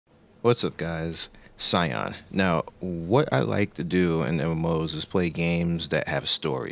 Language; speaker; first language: English; native; English